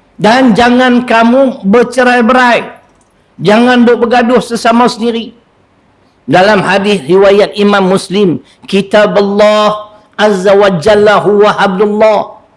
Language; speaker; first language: Malay; native; Malay